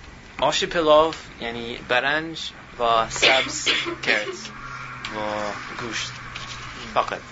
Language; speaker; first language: Persian; non-native, learner; English